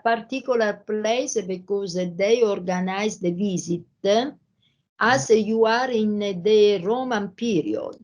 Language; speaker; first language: English; non-native, learner; Italian